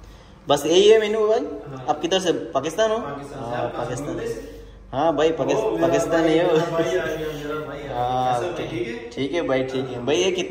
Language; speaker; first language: Hindi; non-native, learner; Bangla